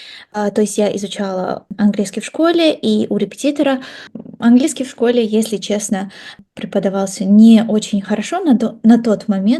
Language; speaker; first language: Russian; non-native, local second language; Kazakh